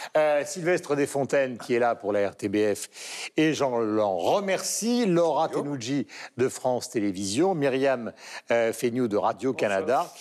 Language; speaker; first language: French; native; French